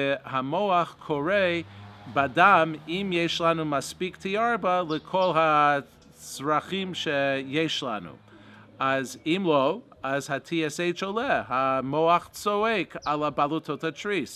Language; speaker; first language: Hebrew; non-native, fluent; English